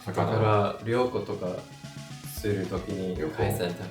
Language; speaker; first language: Japanese; non-native, learner; English